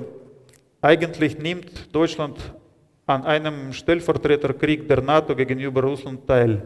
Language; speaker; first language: German; non-native, fluent; Russian